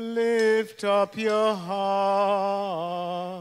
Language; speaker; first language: English; native; English